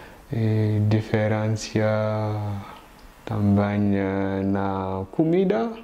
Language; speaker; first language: Portuguese; non-native, fluent; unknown